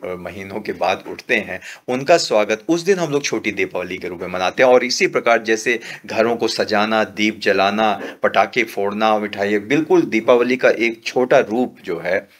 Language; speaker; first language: Hindi; native; Hindi